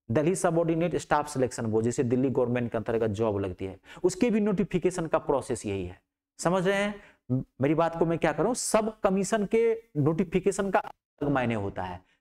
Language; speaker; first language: Hindi; native; Hindi